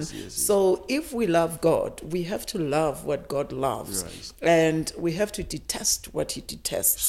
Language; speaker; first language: English; non-native, local second language; Zulu